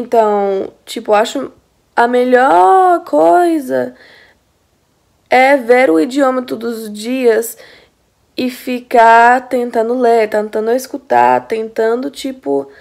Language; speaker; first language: Portuguese; non-native, fluent; English